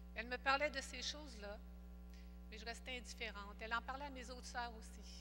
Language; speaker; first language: French; native; French